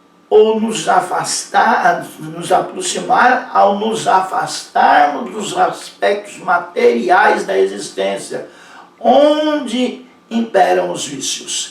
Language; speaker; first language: Portuguese; native; Portuguese